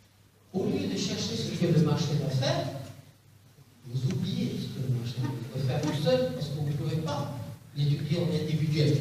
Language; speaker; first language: French; non-native, local second language; Arabic